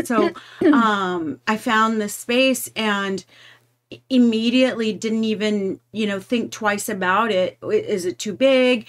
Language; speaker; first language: English; native; English